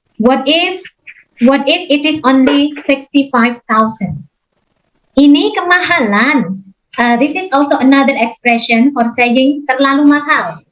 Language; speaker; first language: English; non-native, fluent; Indonesian